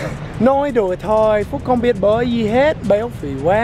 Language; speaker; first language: Vietnamese; non-native, fluent; English